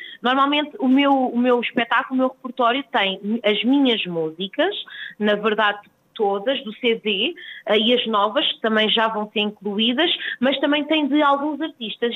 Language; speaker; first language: Portuguese; native; Portuguese